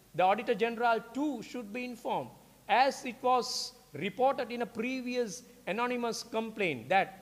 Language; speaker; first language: English; non-native, local second language; Sinhala